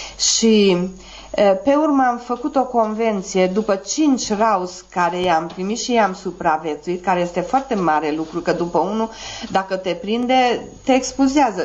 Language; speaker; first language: Romanian; native; Romanian